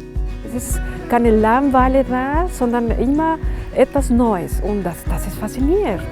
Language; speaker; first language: German; non-native, fluent; Spanish